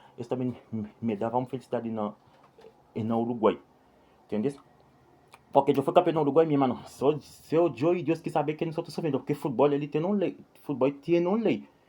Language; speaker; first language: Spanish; non-native, learner; Haitian Creole